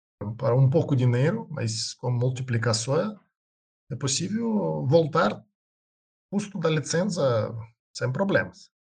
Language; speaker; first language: Portuguese; non-native, learner; Russian